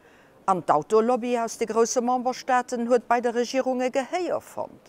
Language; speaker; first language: German; non-native, local second language; Luxembourgish